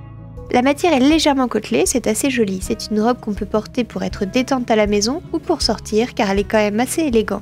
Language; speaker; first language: French; native; French